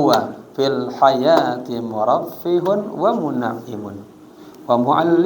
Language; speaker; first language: Arabic; non-native, fluent; Indonesian